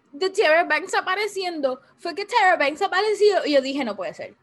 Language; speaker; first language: Spanish; early bilingual, heritage; Spanish